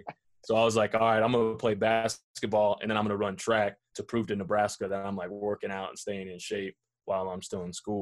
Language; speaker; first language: English; native; English